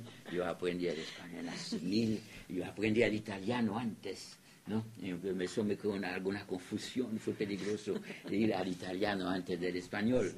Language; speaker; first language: Spanish; non-native, fluent; French